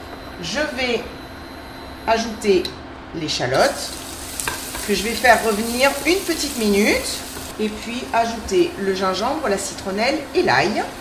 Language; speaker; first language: French; native; French